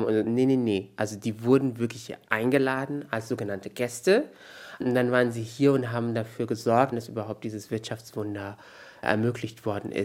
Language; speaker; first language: German; native; German